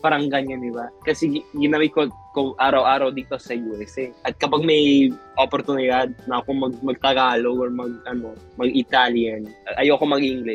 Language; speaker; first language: Filipino; non-native, fluent; Spanish